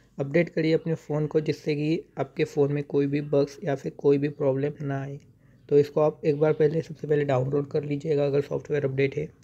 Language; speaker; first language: Hindi; native; Hindi